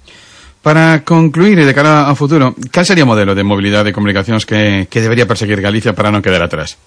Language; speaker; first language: Galician; non-native, local second language; Spanish